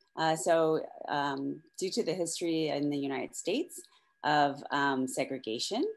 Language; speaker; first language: English; native; English